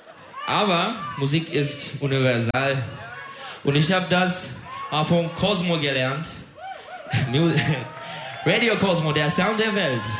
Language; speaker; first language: German; non-native, learner; Turkish